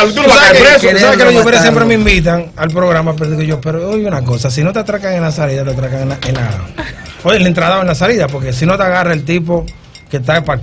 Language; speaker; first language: Spanish; native; Spanish